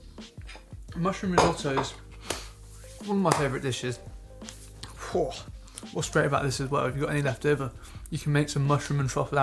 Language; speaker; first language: English; native; English